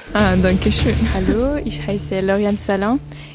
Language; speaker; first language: German; non-native, local second language; French